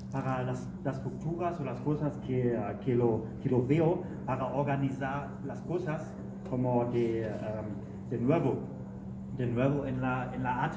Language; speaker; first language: Spanish; non-native, learner; German